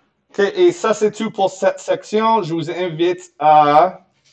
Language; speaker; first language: French; non-native, fluent; English